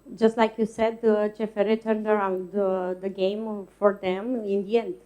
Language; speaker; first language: English; non-native, fluent; Romanian